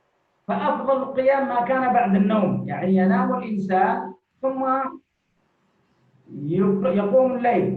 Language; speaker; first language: Arabic; native; Arabic